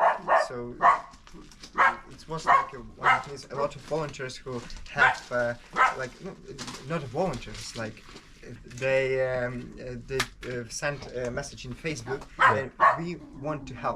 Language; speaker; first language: English; non-native, learner; Ukrainian